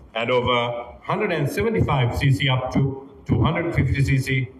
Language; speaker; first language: English; non-native, local second language; Sinhala